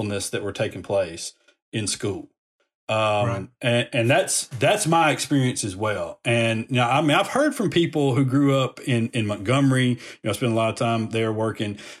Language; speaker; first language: English; native; English